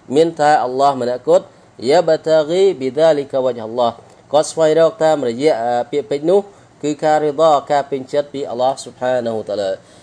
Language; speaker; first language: Khmer; non-native, local second language; Eastern Cham